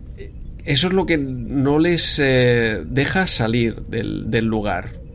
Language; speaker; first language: Spanish; native; Spanish